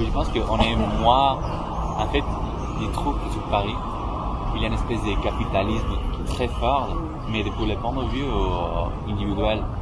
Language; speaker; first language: French; non-native, fluent; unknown